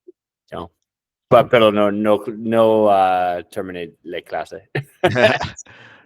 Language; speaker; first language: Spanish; non-native, learner; English